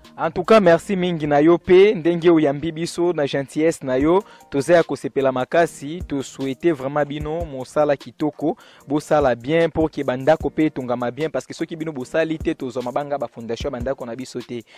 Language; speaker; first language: Lingala; native; Lingala